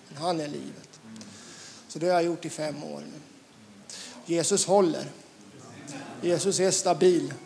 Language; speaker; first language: Swedish; native; Swedish